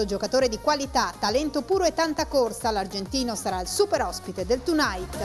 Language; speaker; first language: Italian; native; Italian